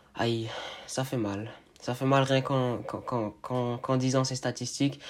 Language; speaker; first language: French; native; French